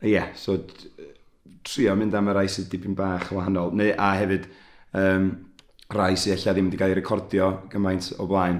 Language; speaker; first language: Welsh; native; Welsh